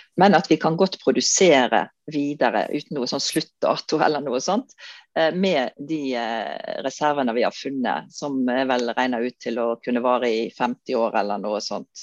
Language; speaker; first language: Norwegian; native; Norwegian